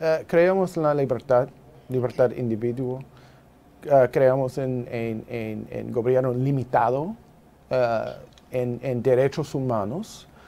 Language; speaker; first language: Spanish; non-native, learner; English